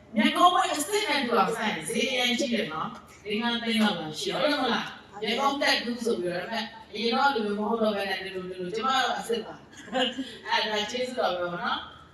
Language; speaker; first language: Burmese; native; Burmese